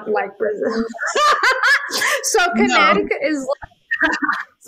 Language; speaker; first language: English; non-native, fluent; Portuguese